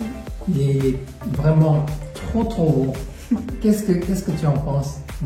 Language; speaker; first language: French; non-native, fluent; Korean